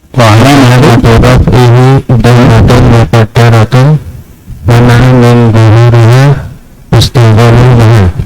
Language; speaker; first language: Arabic; non-native, learner; Indonesian